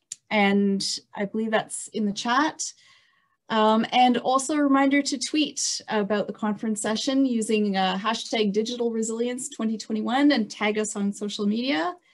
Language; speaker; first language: English; native; English